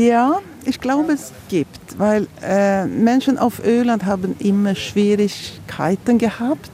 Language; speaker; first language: German; non-native, fluent; Swedish